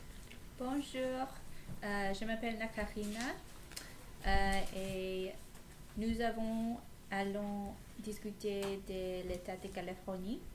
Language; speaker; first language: French; non-native, learner; English